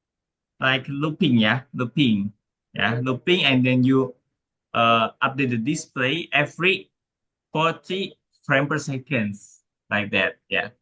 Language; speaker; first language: English; non-native, learner; Indonesian